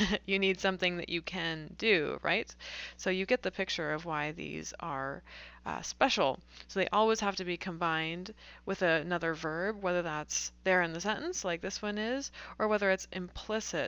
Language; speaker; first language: English; native; English